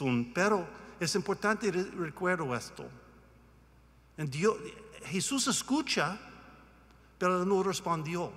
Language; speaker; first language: Spanish; non-native, learner; English